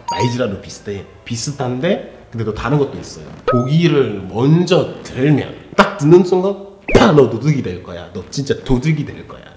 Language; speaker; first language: Korean; non-native, fluent; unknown